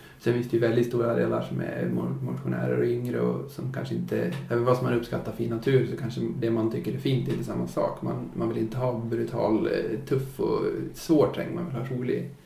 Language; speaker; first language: Swedish; native; Swedish